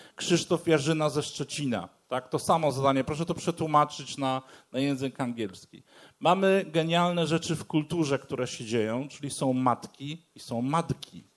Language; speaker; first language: Polish; native; Polish